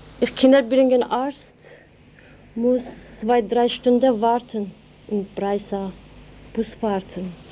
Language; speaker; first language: German; non-native, learner; Turkish